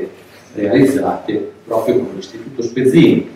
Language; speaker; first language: Italian; native; Italian